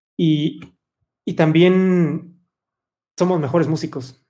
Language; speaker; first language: Spanish; native; Spanish